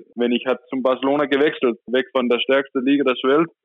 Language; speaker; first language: German; non-native, fluent; Danish